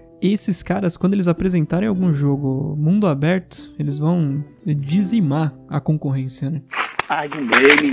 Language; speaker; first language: Portuguese; native; Portuguese